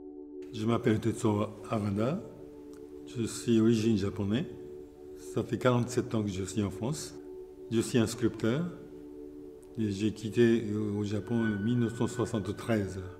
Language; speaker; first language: French; non-native, fluent; Japanese